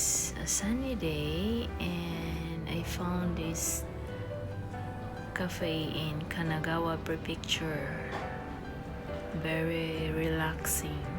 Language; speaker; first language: English; non-native, local second language; Cebuano